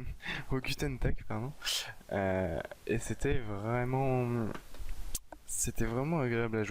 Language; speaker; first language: French; native; French